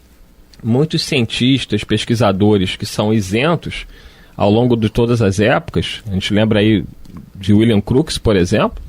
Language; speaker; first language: Portuguese; native; Portuguese